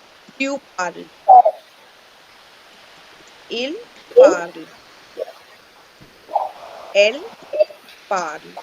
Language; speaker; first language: French; non-native, fluent; Hindi